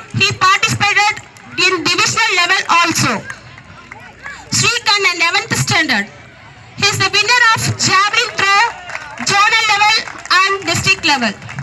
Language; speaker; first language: English; non-native, local second language; Tamil